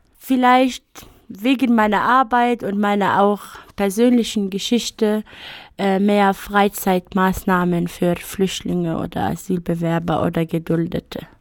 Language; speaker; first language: German; non-native, fluent; Arabic